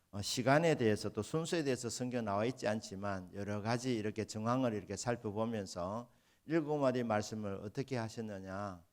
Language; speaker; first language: Korean; native; Korean